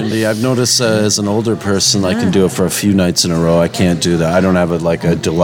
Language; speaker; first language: English; native; English